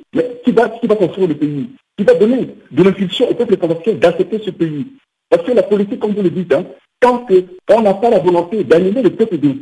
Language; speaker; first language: French; non-native, local second language; Sango